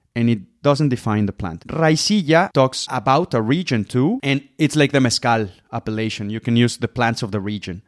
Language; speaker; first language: English; non-native, fluent; Spanish